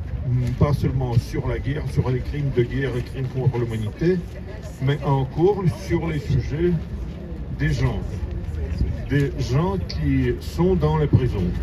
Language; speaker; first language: French; non-native, learner; Russian